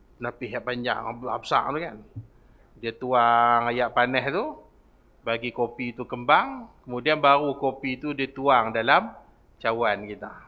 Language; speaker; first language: Malay; native; Malay